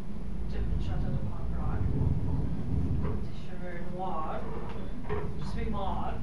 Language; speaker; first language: French; non-native, learner; English